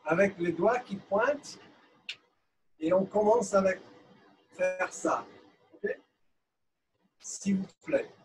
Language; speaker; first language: French; non-native, fluent; English